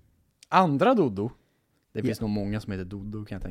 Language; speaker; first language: Swedish; native; Swedish